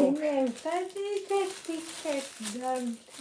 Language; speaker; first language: French; non-native, learner; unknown